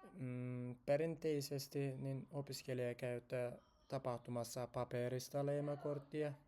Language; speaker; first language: Finnish; non-native, learner; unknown